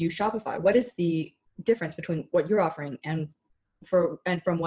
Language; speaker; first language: English; native; English